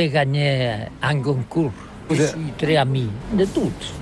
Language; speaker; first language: French; non-native, learner; Catalan